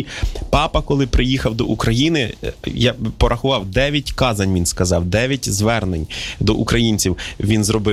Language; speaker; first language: Ukrainian; native; Ukrainian